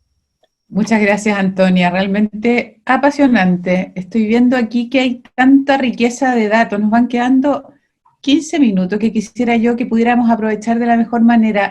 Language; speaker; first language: Spanish; native; Spanish